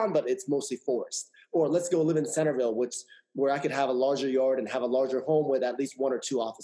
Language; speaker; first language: English; native; English